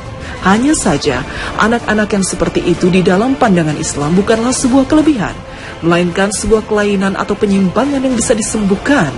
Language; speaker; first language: Indonesian; native; Indonesian